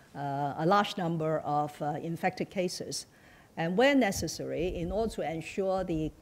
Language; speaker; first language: English; non-native, local second language; Chinese